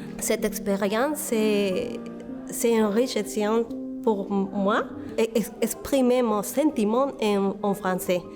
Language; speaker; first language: French; non-native, learner; Spanish